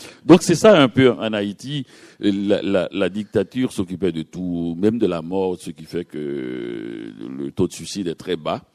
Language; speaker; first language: French; native; French